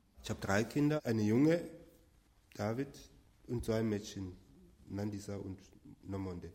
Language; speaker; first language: German; non-native, fluent; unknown